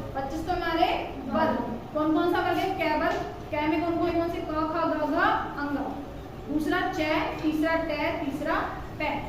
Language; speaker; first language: Hindi; native; Hindi